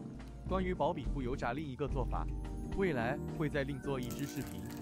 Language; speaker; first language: Chinese; native; Chinese